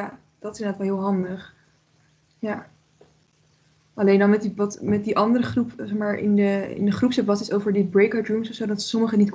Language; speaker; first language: Dutch; native; Dutch